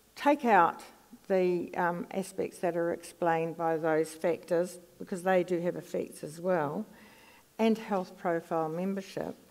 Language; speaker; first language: English; native; English